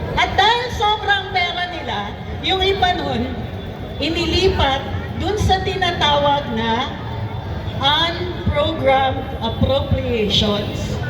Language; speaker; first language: Filipino; non-native, local second language; Tausug